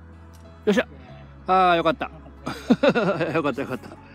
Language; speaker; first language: Japanese; native; Japanese